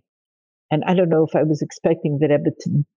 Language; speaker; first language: English; native; English